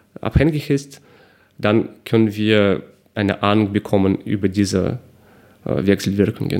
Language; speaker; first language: German; non-native, fluent; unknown